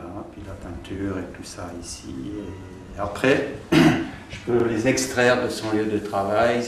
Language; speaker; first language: French; native; French